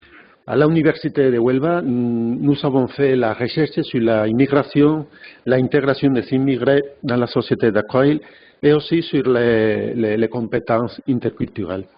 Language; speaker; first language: French; non-native, fluent; Spanish